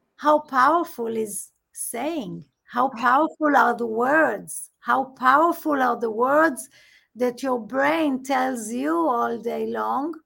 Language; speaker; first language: English; non-native, fluent; Hebrew